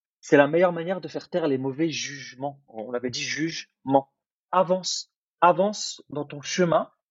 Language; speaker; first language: French; early bilingual, other home language; Arabic